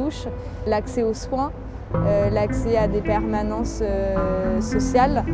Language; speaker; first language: French; native; French